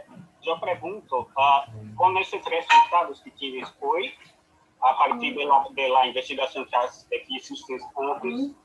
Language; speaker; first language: Spanish; non-native, fluent; Portuguese